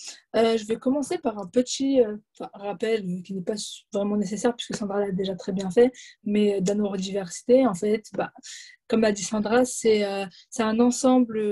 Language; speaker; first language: French; native; French